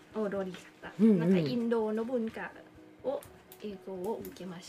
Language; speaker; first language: Japanese; non-native, learner; Thai